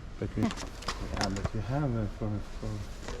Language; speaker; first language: English; non-native, learner; Swedish